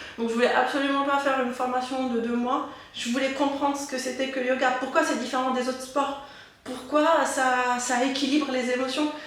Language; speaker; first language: French; non-native, local second language; Arabic